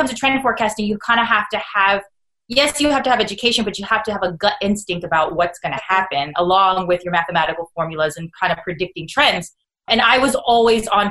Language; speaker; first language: English; native; English